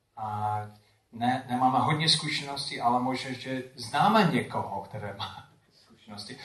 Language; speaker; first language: Czech; non-native, fluent; English